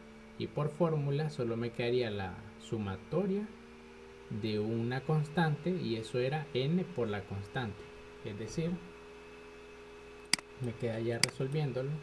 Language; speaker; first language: Spanish; native; Spanish